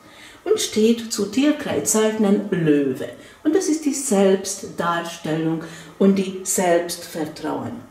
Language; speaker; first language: German; non-native, fluent; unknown